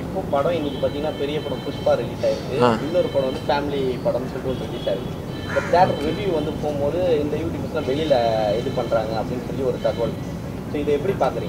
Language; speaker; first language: Tamil; native; Tamil